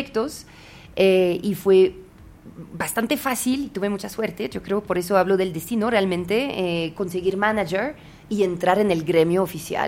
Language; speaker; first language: Spanish; non-native, fluent; French